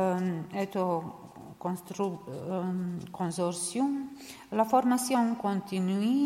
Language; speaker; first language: French; non-native, learner; Serbian